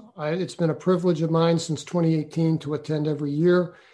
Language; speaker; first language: English; native; English